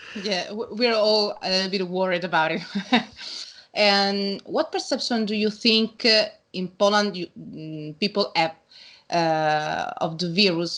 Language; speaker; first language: English; non-native, learner; Italian